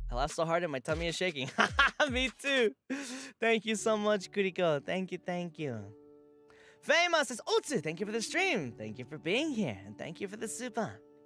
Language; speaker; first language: English; native; English